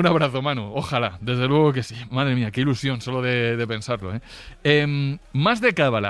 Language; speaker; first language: Spanish; native; Spanish